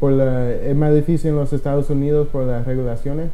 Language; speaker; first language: Spanish; early bilingual, heritage; Spanish